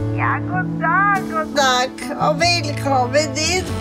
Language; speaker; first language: Norwegian; native; Norwegian